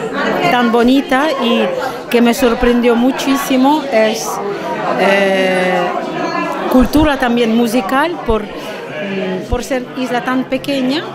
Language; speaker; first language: Spanish; non-native, fluent; Russian